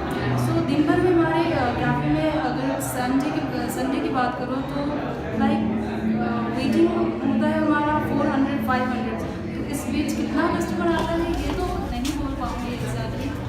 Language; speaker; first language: Hindi; native; Hindi